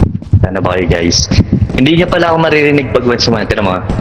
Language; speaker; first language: Filipino; native; Filipino